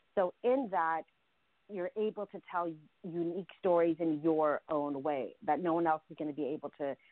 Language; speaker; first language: English; early bilingual, other home language; Russian